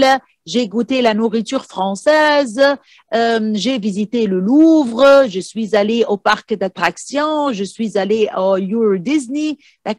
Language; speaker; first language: French; non-native, fluent; Arabic